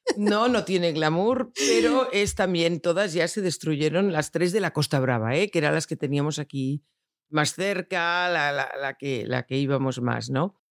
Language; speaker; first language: Spanish; non-native, local second language; Catalan